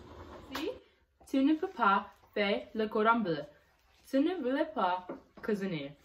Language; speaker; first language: French; non-native, learner; English